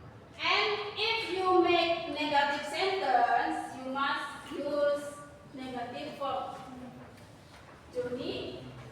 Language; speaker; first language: English; non-native, learner; Indonesian